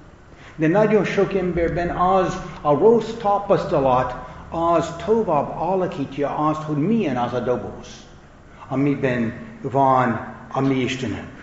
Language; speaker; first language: Hungarian; non-native, fluent; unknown